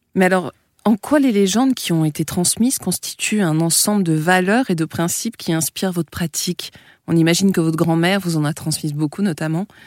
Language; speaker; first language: French; native; French